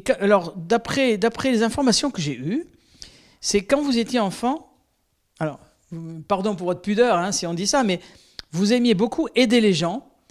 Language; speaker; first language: French; native; French